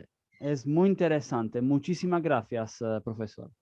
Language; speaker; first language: Spanish; non-native, fluent; Italian